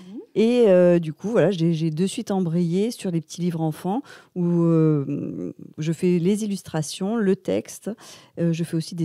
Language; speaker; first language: French; native; French